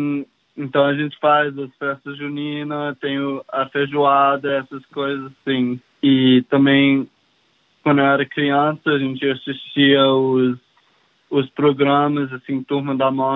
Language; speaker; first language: Portuguese; early bilingual, heritage; English